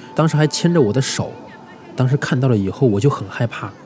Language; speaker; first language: Chinese; native; Chinese